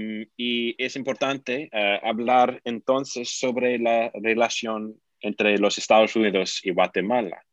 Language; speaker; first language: Spanish; non-native, fluent; English